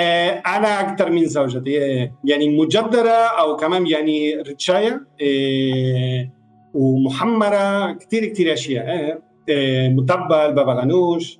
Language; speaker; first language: Arabic; non-native, fluent; Spanish